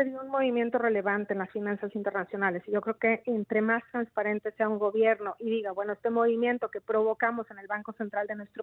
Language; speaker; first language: Spanish; native; Spanish